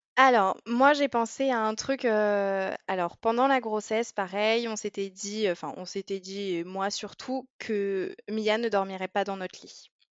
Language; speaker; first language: French; early bilingual, other home language; English